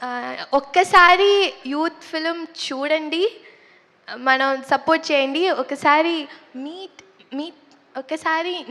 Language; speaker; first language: Telugu; non-native, learner; Malayalam